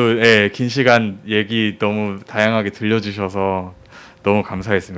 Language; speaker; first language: Korean; native; Korean